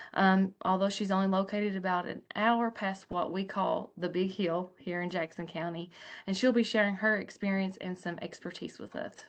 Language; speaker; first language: English; native; English